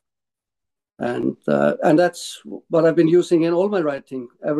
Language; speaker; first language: English; non-native, fluent; Icelandic